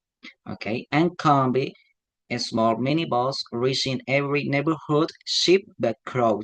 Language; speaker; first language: English; non-native, learner; Spanish